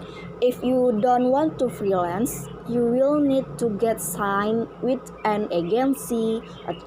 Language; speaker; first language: English; non-native, learner; Indonesian